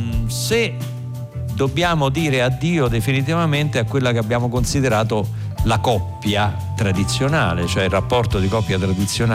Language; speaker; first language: Italian; native; Italian